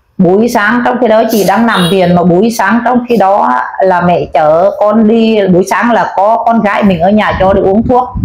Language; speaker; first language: Vietnamese; non-native, local second language; Eastern Cham